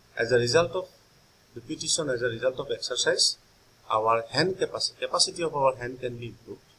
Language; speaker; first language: English; non-native, local second language; Assamese